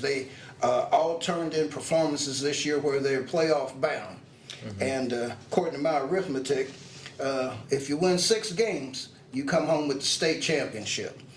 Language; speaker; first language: English; native; English